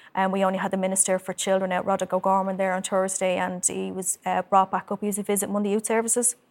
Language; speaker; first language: English; native; English